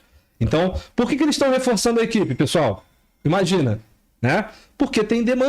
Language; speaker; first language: Portuguese; native; Portuguese